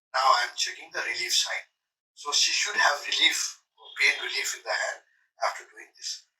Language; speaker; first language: English; non-native, local second language; Nepali